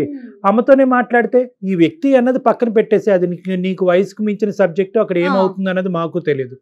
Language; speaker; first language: Telugu; native; Telugu